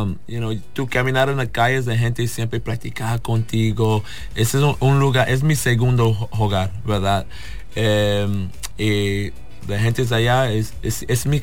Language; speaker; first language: Spanish; non-native, learner; English